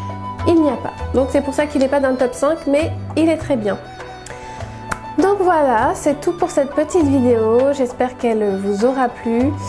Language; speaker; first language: French; native; French